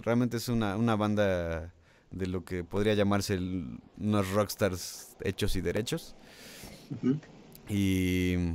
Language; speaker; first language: Spanish; native; Spanish